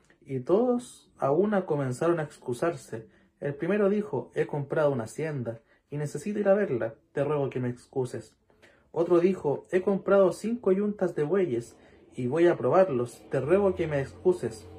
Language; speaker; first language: Spanish; native; Spanish